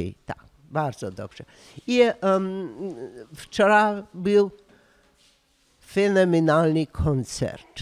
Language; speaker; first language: Polish; non-native, learner; Russian